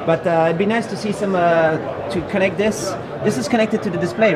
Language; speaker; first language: English; non-native, fluent; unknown